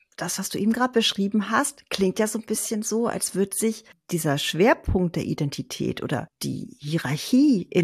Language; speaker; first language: German; native; German